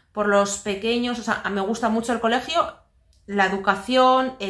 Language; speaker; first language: Spanish; non-native, local second language; Basque